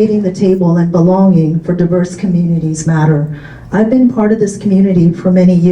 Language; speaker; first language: English; native; English